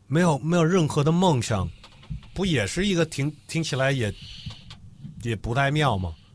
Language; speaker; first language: Chinese; non-native, fluent; English